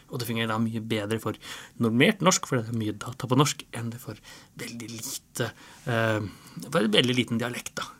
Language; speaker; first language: Norwegian; native; Norwegian